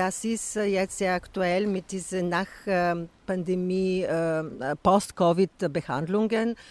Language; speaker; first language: German; non-native, fluent; Bulgarian